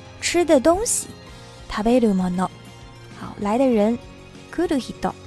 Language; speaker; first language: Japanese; non-native, fluent; Chinese